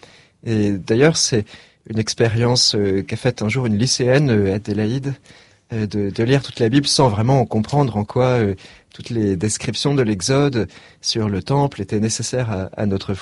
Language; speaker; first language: French; native; French